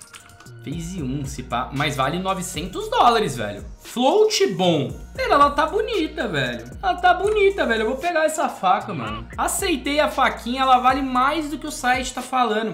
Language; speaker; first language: Portuguese; native; Portuguese